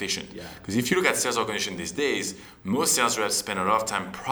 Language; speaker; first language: English; non-native, fluent; French